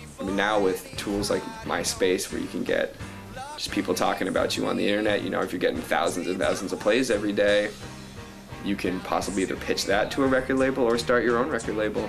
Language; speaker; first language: English; native; English